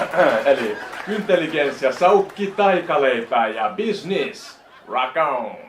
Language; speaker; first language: Finnish; native; Finnish